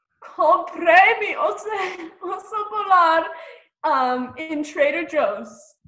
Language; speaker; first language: Spanish; non-native, learner; English